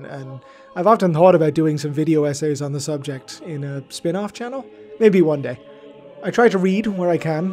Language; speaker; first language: English; native; English